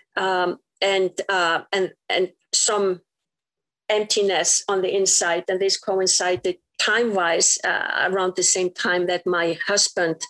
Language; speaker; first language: English; non-native, fluent; Icelandic